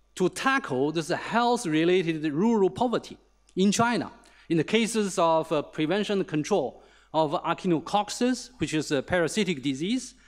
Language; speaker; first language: English; non-native, fluent; Chinese